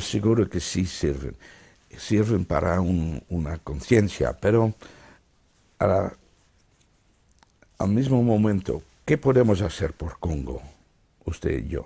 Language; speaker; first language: Spanish; non-native, fluent; Dutch